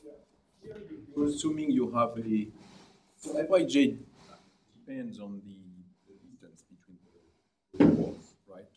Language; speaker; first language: English; non-native, fluent; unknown